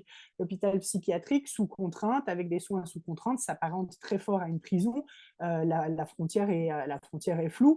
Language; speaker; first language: French; native; French